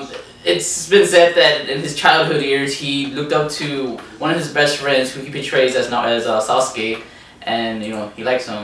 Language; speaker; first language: English; native; English